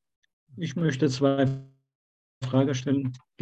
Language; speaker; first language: German; non-native, learner; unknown